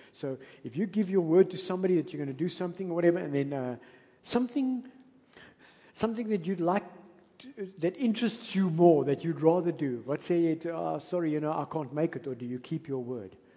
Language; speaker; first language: English; native; English